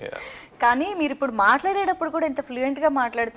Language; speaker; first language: Telugu; native; Telugu